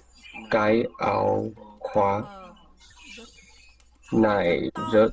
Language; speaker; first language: Vietnamese; non-native, learner; Chinese